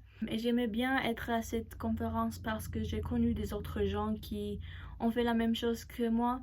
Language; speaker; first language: French; non-native, learner; Spanish